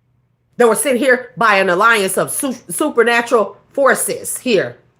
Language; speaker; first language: English; native; English